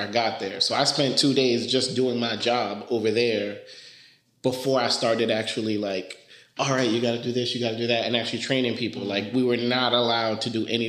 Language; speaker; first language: English; early bilingual, other home language; Spanish